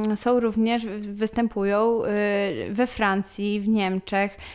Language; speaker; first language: Polish; native; Polish